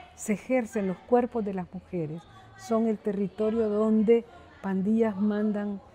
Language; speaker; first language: Spanish; native; Spanish